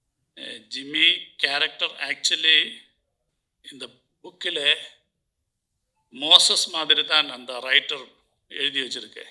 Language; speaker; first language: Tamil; non-native, learner; Malayalam